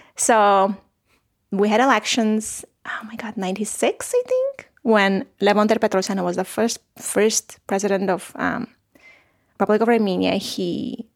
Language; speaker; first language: English; non-native, fluent; Armenian